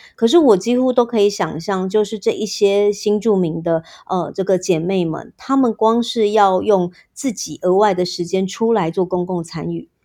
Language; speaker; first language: Chinese; native; Chinese